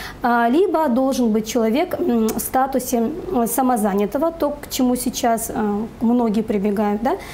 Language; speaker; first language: Russian; native; Russian